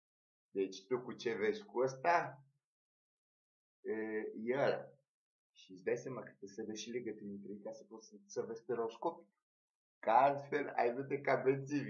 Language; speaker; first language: Romanian; native; Romanian